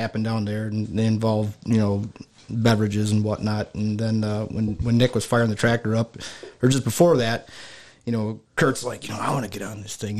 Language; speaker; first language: English; native; English